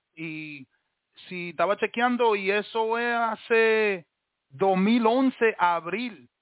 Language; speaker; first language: Spanish; early bilingual, heritage; Spanish